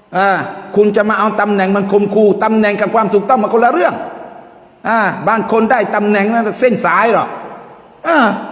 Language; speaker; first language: Thai; non-native, local second language; Malay